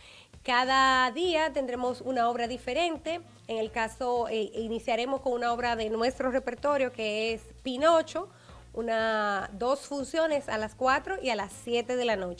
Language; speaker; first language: Spanish; native; Spanish